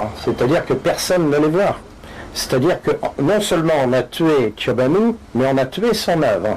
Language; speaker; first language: French; native; French